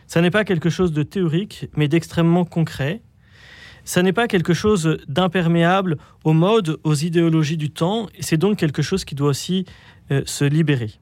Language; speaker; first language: French; native; French